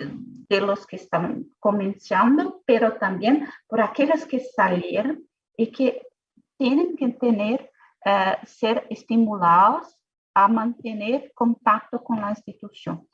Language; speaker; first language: Spanish; non-native, fluent; Portuguese